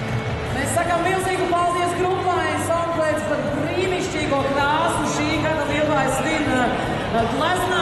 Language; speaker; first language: Latvian; native; Latvian